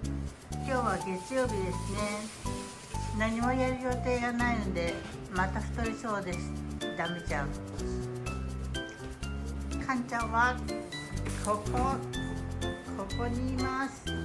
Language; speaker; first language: Japanese; native; Japanese